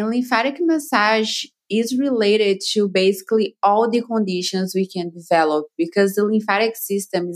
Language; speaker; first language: English; non-native, fluent; Portuguese